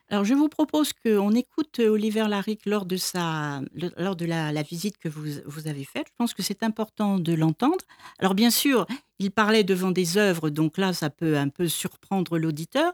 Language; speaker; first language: French; native; French